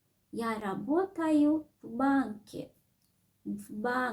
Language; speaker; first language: Russian; non-native, fluent; Sinhala